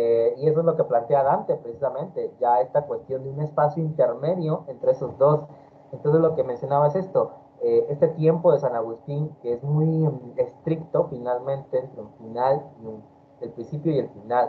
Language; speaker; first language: Spanish; native; Spanish